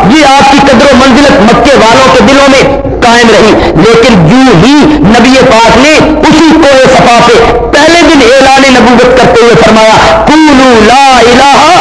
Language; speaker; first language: Urdu; non-native, local second language; Punjabi